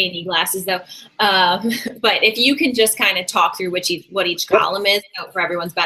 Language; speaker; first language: English; native; English